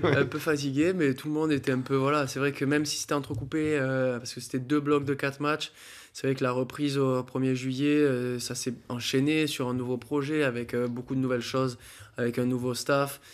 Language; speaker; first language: French; native; French